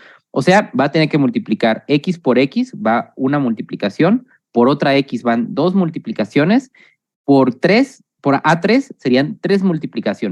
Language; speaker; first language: Spanish; native; Spanish